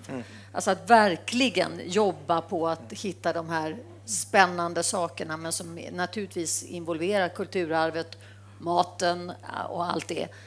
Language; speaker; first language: Swedish; native; Swedish